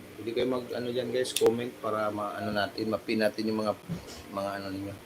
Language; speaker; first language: Filipino; native; Filipino